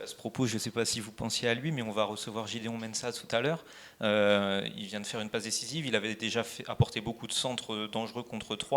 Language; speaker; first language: French; native; French